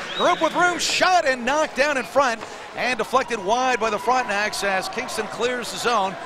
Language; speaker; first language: English; native; English